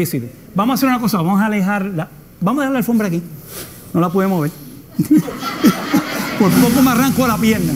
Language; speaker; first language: Spanish; native; Spanish